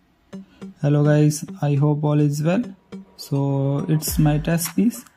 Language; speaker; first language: English; non-native, learner; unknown